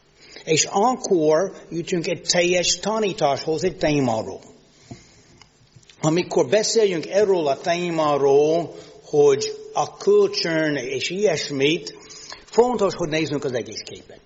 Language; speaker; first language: Hungarian; non-native, fluent; English